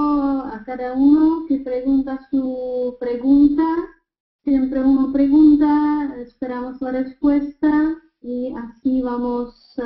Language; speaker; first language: Spanish; non-native, fluent; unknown